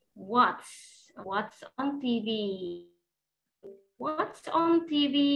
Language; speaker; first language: English; non-native, fluent; Indonesian